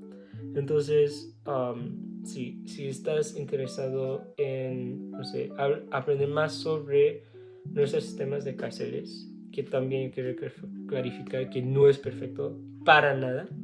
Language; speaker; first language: Spanish; non-native, learner; English